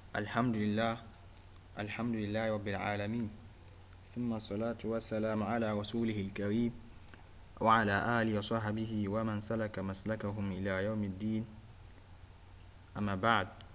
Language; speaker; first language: Arabic; non-native, fluent; Yoruba